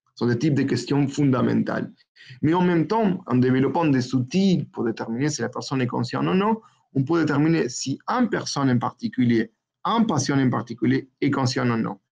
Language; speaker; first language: French; non-native, fluent; Spanish